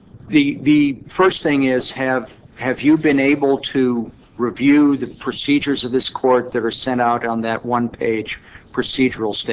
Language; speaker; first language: English; native; English